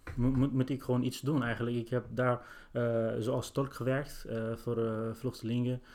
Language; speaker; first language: Dutch; non-native, learner; Arabic